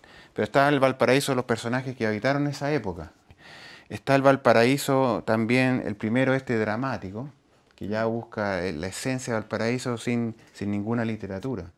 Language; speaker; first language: Spanish; native; Spanish